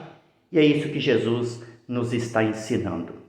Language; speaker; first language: Portuguese; native; Portuguese